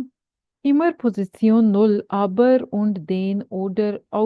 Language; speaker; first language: German; non-native, fluent; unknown